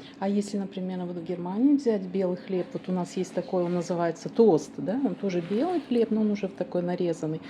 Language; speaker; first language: Russian; native; Russian